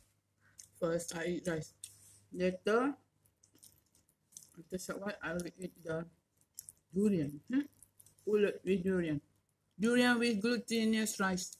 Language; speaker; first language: English; non-native, local second language; Malay